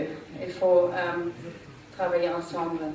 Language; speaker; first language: French; non-native, learner; German